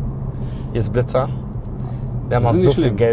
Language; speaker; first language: German; native; German